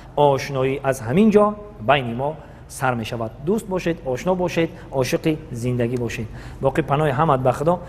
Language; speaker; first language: Tajik; native; Tajik